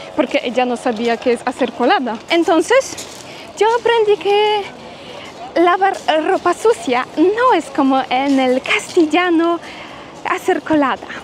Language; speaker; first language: Spanish; non-native, fluent; Polish